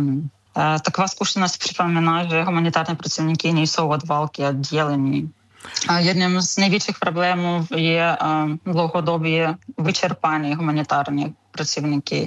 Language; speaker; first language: Czech; non-native, learner; Ukrainian